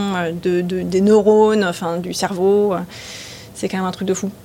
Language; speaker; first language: French; native; French